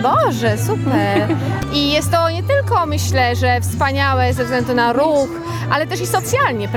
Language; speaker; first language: Polish; native; Polish